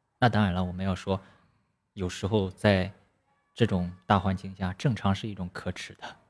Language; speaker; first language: Chinese; native; Chinese